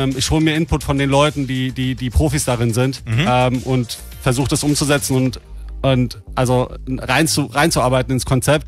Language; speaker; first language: German; early bilingual, other home language; Croatian